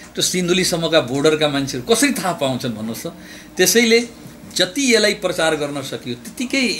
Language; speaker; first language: Nepali; non-native, local second language; Bhojpuri